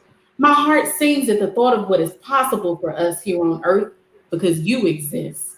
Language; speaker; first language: English; native; English